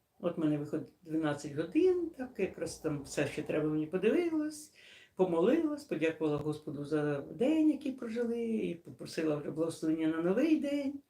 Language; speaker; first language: Ukrainian; non-native, local second language; Russian